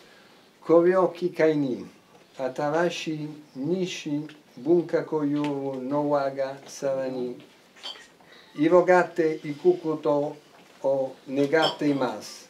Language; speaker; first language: Japanese; non-native, learner; Italian